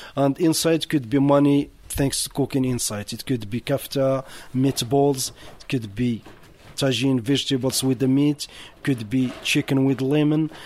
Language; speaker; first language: English; non-native, learner; Arabic